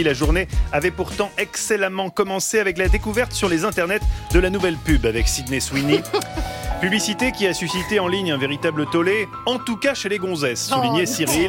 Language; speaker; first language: French; native; French